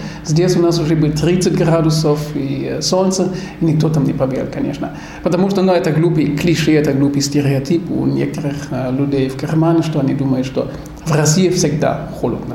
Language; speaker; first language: Russian; non-native, fluent; German